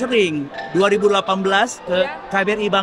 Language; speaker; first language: Indonesian; native; Indonesian